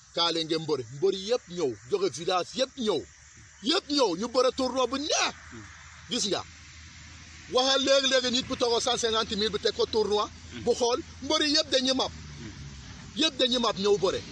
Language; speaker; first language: Wolof; non-native, fluent; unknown